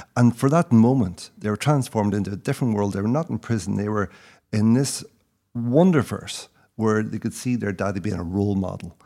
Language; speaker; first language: English; native; English